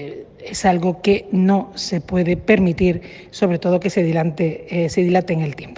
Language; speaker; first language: Spanish; native; Spanish